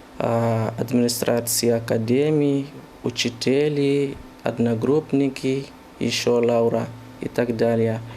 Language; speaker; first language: Russian; non-native, learner; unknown